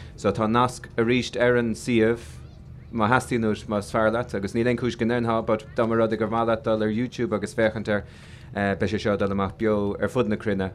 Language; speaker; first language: Irish; native; Irish